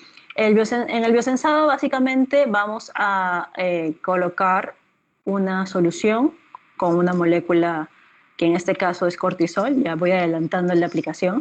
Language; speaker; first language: Spanish; native; Spanish